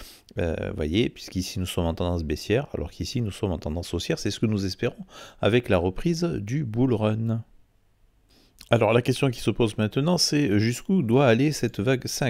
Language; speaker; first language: French; native; French